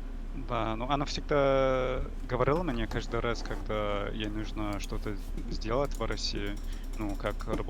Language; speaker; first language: Russian; non-native, learner; English